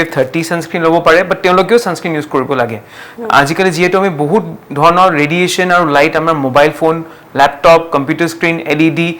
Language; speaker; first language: Assamese; non-native, local second language; Marwari